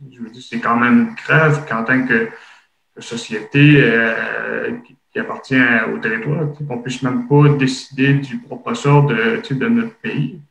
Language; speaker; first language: French; native; French